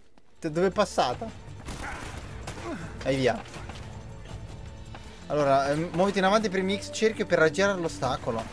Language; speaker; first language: Italian; native; Italian